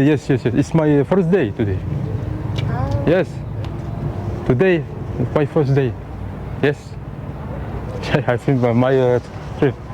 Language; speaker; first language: English; non-native, learner; French